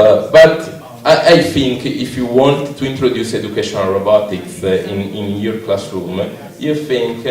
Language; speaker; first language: English; non-native, learner; Italian